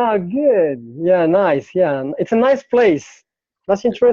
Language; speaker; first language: English; non-native, fluent; Arabic